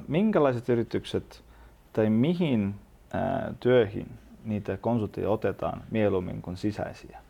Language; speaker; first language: Finnish; non-native, fluent; Estonian